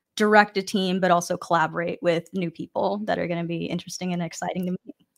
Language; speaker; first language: English; native; English